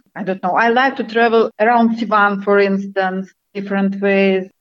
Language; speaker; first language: English; non-native, fluent; Armenian